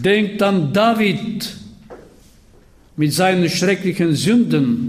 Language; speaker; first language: German; non-native, fluent; Bulgarian